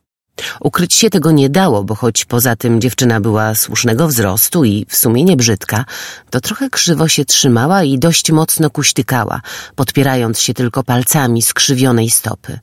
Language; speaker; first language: Polish; native; Polish